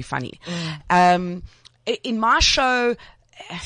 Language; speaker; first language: English; native; English